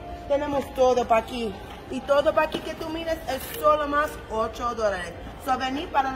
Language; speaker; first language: Spanish; early bilingual, heritage; English